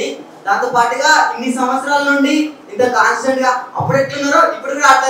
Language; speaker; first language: Telugu; native; Telugu